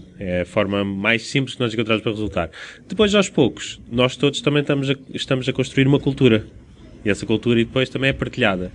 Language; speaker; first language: Portuguese; native; Portuguese